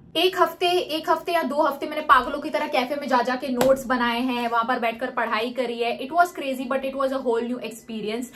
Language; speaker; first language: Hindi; native; Hindi